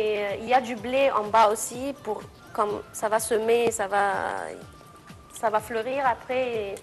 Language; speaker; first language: French; non-native, fluent; Arabic